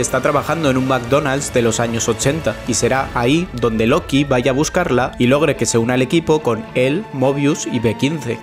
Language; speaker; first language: Spanish; native; Spanish